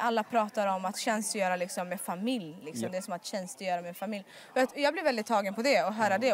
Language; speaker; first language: Swedish; native; Swedish